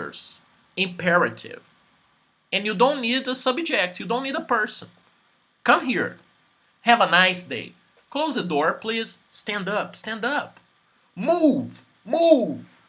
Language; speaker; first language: English; non-native, fluent; Portuguese